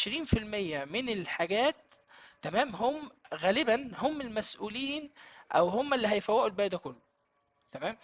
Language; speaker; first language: Arabic; native; Arabic